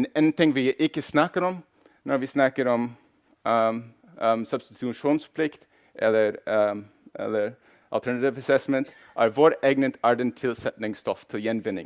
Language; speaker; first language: Norwegian; non-native, fluent; English